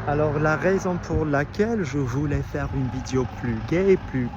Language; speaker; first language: French; non-native, fluent; English